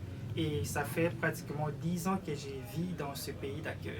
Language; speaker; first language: French; non-native, local second language; Lingala